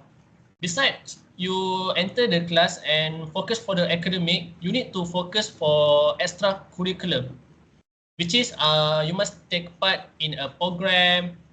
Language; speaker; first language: English; non-native, learner; Malay